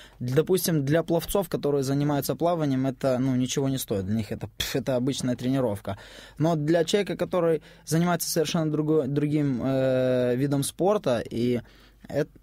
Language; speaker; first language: Russian; native; Russian